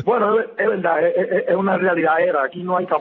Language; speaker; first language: Spanish; native; Spanish